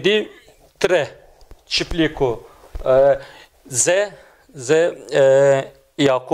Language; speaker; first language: Albanian; non-native, learner; Turkish